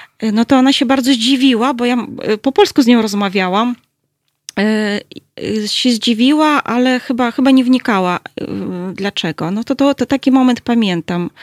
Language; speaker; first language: Polish; early bilingual, heritage; Russian